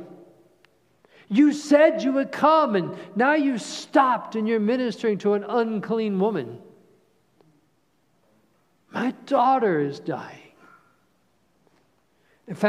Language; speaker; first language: English; native; English